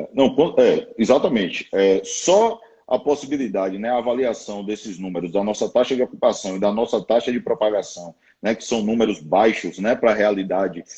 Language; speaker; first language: Portuguese; native; Portuguese